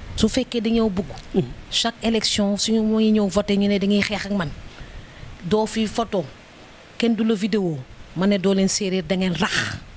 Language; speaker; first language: Wolof; non-native, local second language; Serer